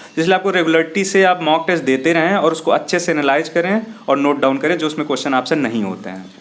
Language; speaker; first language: Hindi; native; Hindi